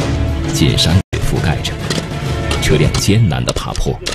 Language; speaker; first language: Chinese; native; Chinese